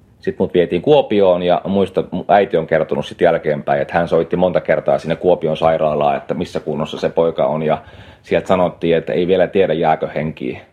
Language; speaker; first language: Finnish; native; Finnish